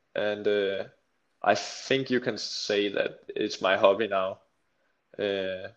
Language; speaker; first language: English; non-native, fluent; Danish